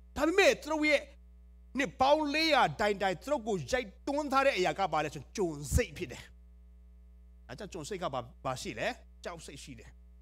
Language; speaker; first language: Burmese; non-native, local second language; Hakha Chin